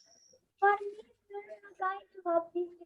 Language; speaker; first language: English; non-native, learner; Spanish